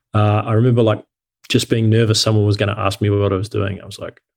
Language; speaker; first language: English; native; English